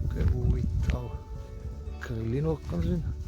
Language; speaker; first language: Estonian; native; Estonian